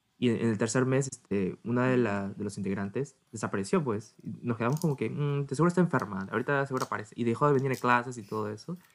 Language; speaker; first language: Spanish; native; Spanish